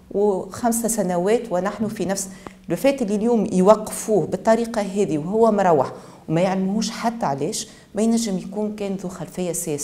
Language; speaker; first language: Arabic; native; Arabic